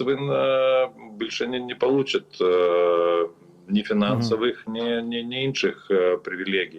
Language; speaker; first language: Ukrainian; non-native, learner; Lithuanian